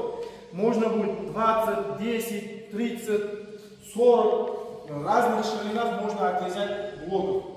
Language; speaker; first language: Russian; non-native, learner; Uzbek